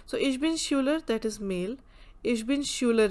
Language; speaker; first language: German; non-native, fluent; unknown